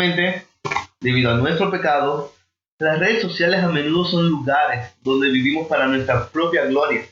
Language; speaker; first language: Spanish; native; Spanish